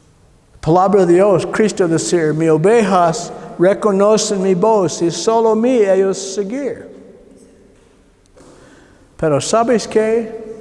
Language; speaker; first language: Spanish; non-native, learner; English